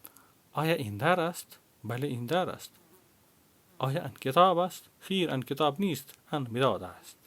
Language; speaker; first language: Persian; non-native, fluent; Urdu